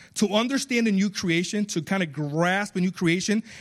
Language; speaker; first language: English; early bilingual, other home language; Spanish